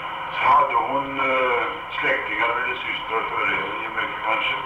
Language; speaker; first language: Swedish; non-native, fluent; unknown